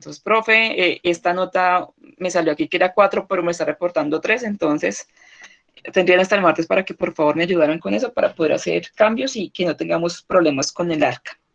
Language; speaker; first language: Spanish; native; Spanish